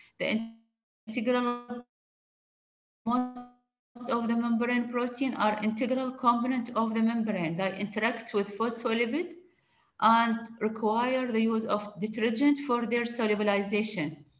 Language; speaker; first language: English; non-native, fluent; Arabic